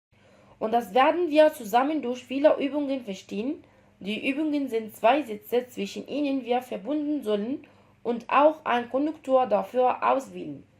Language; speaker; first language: German; non-native, fluent; Arabic